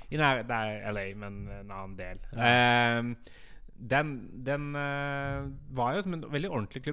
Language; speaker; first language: Norwegian; native; Norwegian